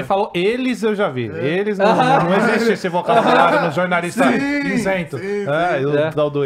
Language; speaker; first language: Portuguese; native; Portuguese